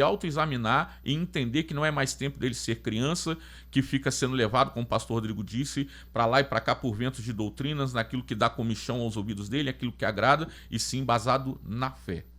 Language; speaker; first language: Portuguese; native; Portuguese